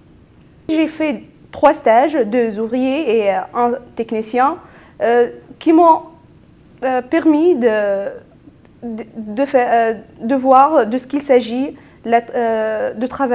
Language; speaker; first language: French; non-native, local second language; Arabic